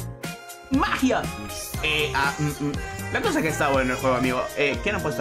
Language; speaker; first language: Spanish; native; Spanish